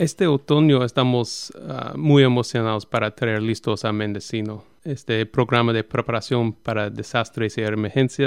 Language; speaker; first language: Spanish; non-native, fluent; English